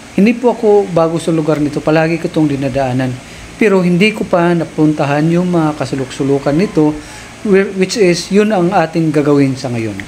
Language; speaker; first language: Filipino; non-native, local second language; Waray